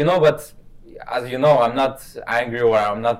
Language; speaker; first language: English; non-native, fluent; Kazakh